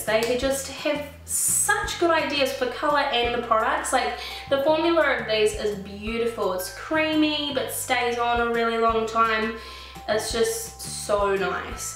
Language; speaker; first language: English; native; English